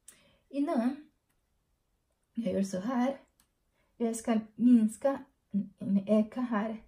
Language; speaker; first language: Swedish; non-native, learner; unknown